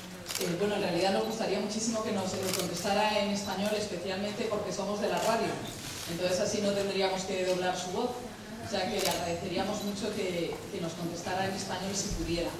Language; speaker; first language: Spanish; native; Spanish